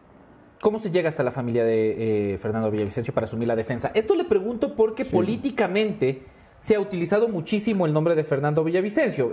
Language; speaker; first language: Spanish; native; Spanish